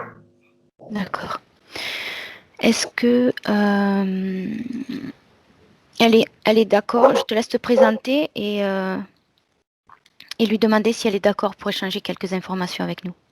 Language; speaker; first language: French; native; French